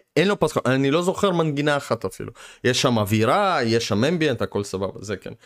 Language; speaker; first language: Hebrew; early bilingual, other home language; Russian